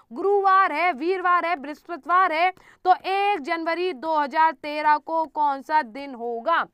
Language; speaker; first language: Hindi; native; Hindi